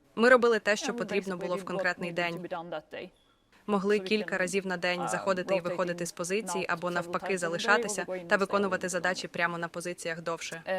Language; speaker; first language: Ukrainian; non-native, fluent; Swedish